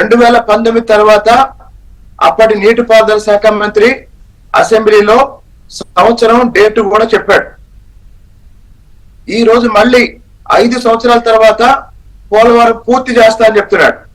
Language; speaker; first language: Telugu; native; Telugu